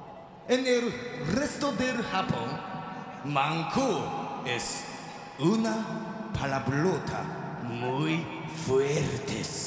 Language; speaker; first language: Spanish; non-native, fluent; Japanese